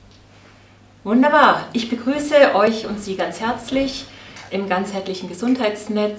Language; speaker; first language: German; native; German